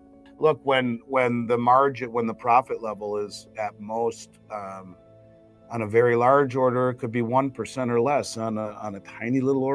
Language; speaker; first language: English; native; English